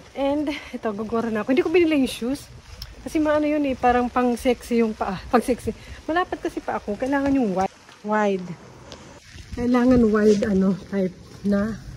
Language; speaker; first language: Filipino; native; Filipino